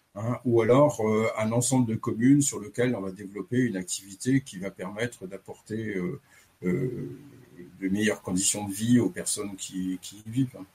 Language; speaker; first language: French; native; French